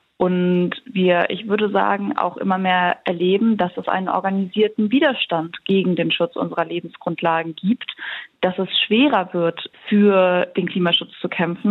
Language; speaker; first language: German; native; German